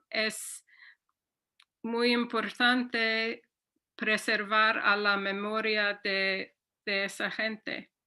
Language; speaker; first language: Spanish; non-native, fluent; English